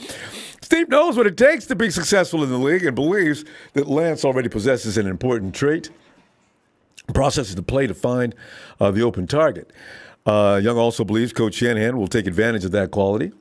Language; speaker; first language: English; native; English